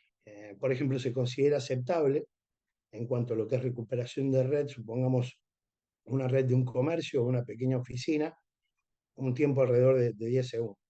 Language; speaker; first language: Spanish; native; Spanish